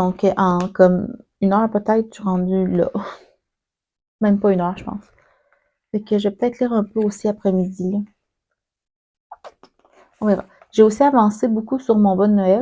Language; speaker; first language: French; native; French